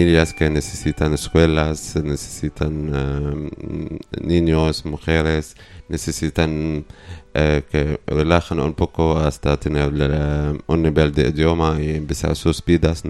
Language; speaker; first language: Spanish; non-native, learner; Arabic